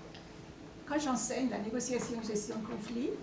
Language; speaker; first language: French; non-native, fluent; Persian